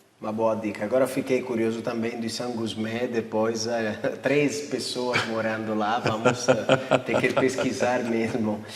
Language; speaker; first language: Portuguese; non-native, fluent; Italian